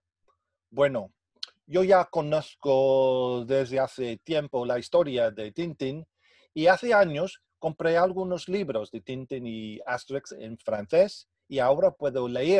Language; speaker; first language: Spanish; non-native, fluent; English